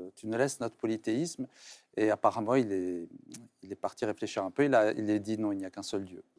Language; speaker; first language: French; non-native, local second language; Arabic